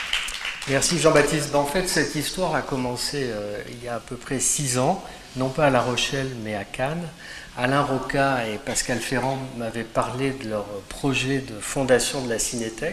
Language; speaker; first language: French; native; French